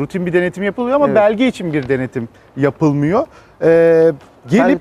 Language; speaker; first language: Turkish; native; Turkish